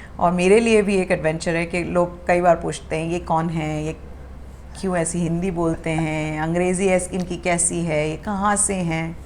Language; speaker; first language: Hindi; native; Hindi